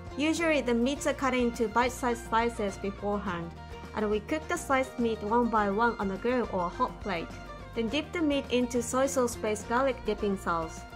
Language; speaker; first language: English; non-native, fluent; Japanese